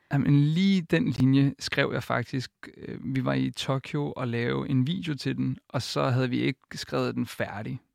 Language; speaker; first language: Danish; early bilingual, other home language; Icelandic